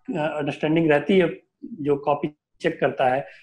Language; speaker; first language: Hindi; native; Hindi